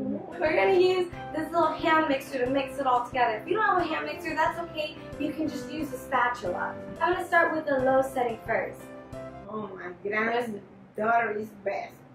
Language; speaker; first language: English; native; English